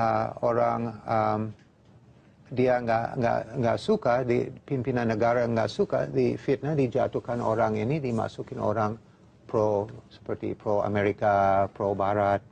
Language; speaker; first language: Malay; non-native, fluent; English